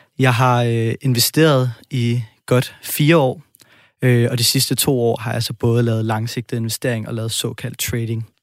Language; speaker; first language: Danish; native; Danish